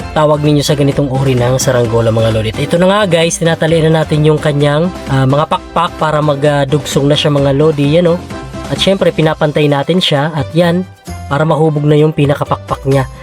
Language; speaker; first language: Filipino; non-native, local second language; Bikol